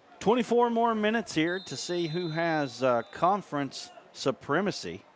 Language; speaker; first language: English; native; English